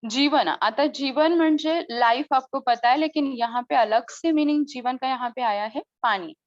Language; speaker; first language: Hindi; non-native, local second language; Marathi